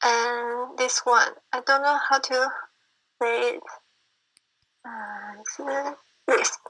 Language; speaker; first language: English; non-native, learner; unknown